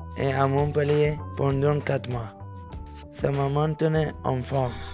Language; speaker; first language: French; non-native, learner; Persian